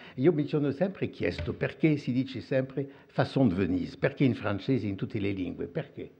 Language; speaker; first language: Italian; non-native, fluent; French